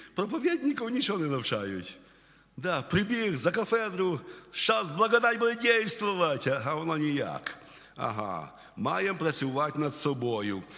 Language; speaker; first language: Ukrainian; native; Ukrainian